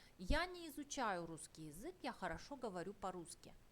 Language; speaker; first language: Russian; non-native, fluent; Turkish